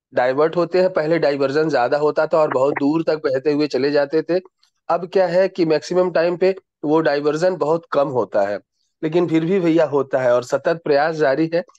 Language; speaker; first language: Hindi; native; Hindi